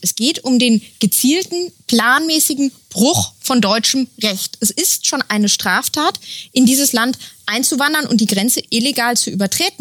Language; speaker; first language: German; native; German